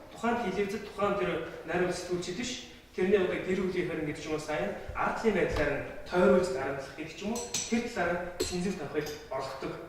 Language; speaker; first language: Mongolian; non-native, local second language; Kazakh